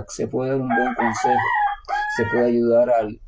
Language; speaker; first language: Spanish; native; Spanish